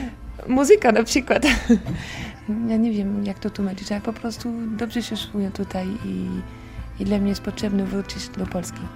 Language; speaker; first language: Polish; non-native, learner; French